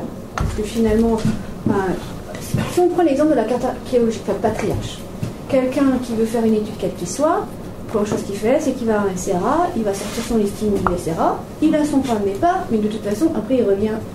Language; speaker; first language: French; native; French